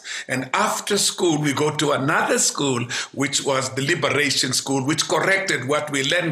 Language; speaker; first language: English; non-native, local second language; Xhosa